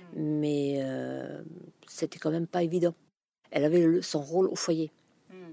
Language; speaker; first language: French; non-native, fluent; German